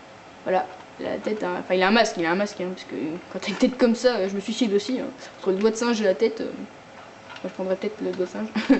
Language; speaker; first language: French; native; French